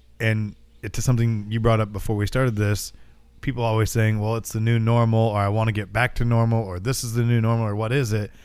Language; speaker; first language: English; native; English